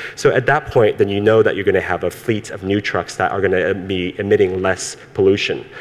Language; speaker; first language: English; early bilingual, other home language; Cantonese